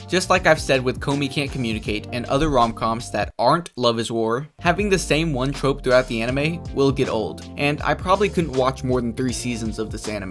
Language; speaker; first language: English; native; English